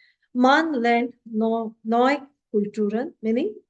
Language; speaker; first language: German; non-native, fluent; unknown